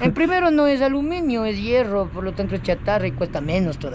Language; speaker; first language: Spanish; native; Spanish